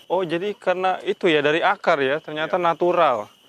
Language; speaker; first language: Indonesian; native; Indonesian